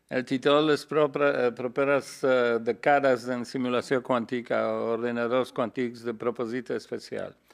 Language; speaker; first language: Catalan; non-native, learner; Polish